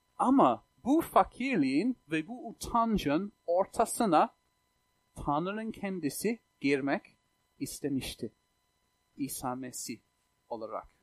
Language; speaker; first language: Turkish; non-native, fluent; English